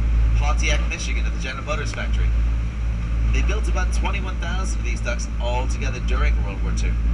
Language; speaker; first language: English; native; English